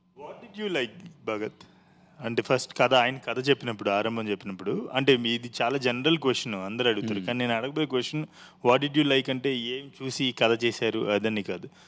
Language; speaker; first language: Telugu; native; Telugu